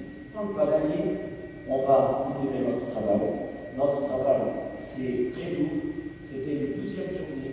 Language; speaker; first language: French; non-native, fluent; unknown